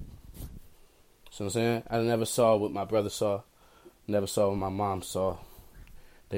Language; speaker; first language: English; native; English